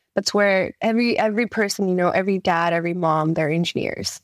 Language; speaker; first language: English; early bilingual, other home language; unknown